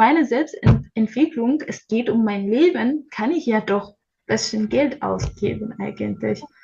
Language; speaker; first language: German; non-native, learner; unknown